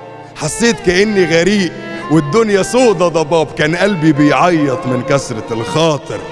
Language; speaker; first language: Arabic; native; Arabic